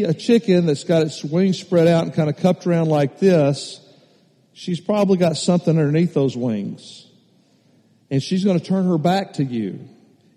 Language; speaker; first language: English; native; English